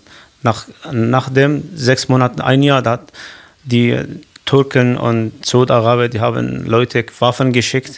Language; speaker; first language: German; non-native, learner; Kurdish